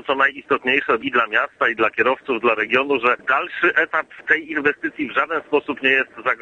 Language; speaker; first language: Polish; native; Polish